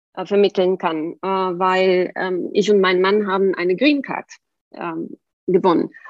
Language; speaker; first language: German; non-native, fluent; Bulgarian